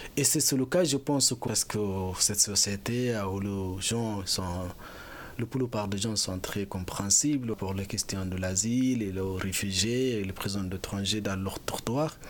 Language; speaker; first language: French; non-native, fluent; Arabic